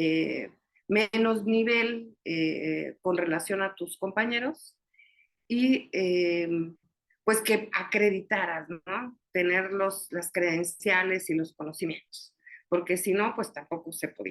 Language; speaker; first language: Spanish; native; Spanish